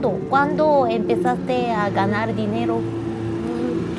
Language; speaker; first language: Spanish; non-native, learner; Korean